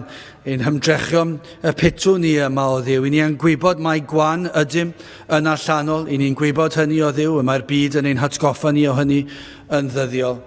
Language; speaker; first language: Welsh; native; Welsh